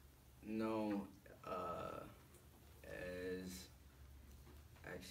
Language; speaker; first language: Spanish; non-native, learner; English